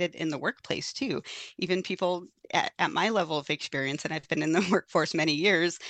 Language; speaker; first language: English; native; English